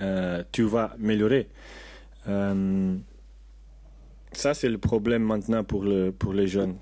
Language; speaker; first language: French; non-native, learner; Portuguese